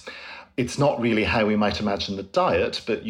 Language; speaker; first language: English; native; English